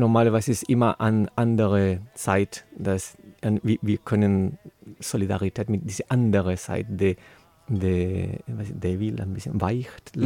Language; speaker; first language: German; non-native, learner; Spanish